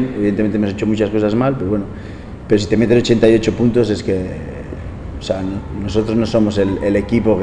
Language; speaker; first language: Spanish; native; Spanish